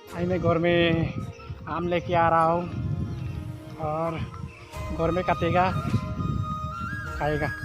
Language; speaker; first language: Hindi; non-native, local second language; Assamese